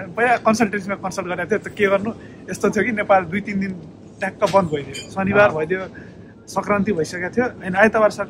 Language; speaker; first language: Nepali; non-native, local second language; Maithili